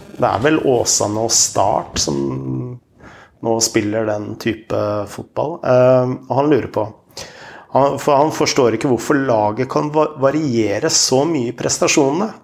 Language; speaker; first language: Norwegian; native; Norwegian